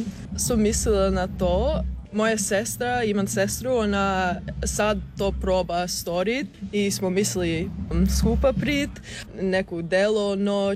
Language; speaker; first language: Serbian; early bilingual, heritage; English